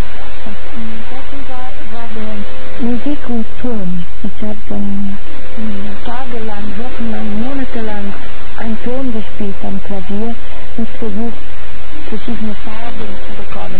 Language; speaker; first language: German; non-native, fluent; Portuguese